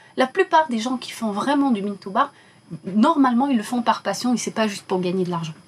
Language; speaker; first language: French; non-native, local second language; Arabic